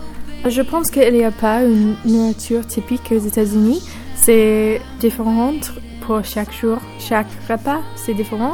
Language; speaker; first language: French; non-native, learner; English